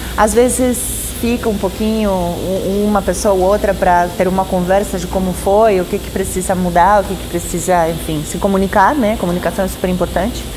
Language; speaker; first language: Portuguese; non-native, fluent; Spanish